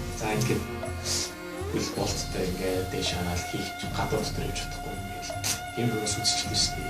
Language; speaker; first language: Mongolian; native; Mongolian